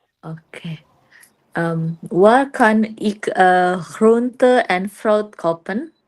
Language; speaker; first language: Dutch; non-native, learner; Indonesian